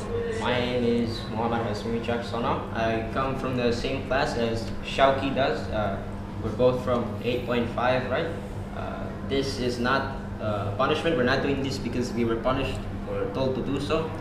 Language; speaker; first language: English; non-native, fluent; Indonesian